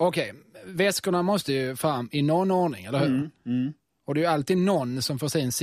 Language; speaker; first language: Swedish; native; Swedish